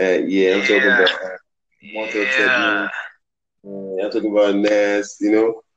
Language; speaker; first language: English; non-native, local second language; Yoruba